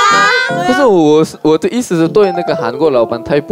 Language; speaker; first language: Chinese; non-native, fluent; Korean